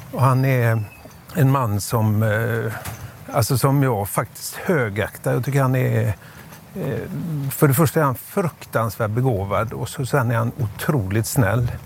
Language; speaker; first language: Swedish; native; Swedish